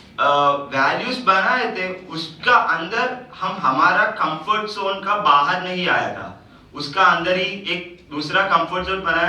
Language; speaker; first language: Hindi; non-native, local second language; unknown